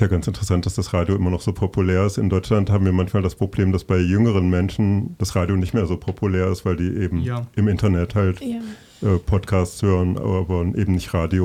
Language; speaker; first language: German; native; German